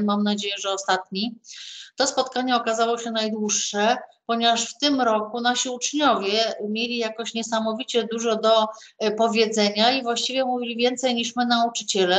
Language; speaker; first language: Polish; native; Polish